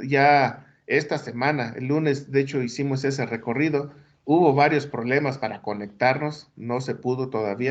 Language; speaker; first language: Spanish; native; Spanish